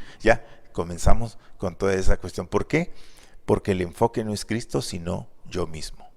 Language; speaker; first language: Spanish; native; Spanish